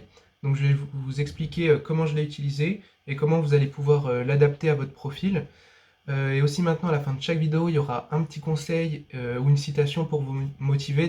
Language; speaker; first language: French; native; French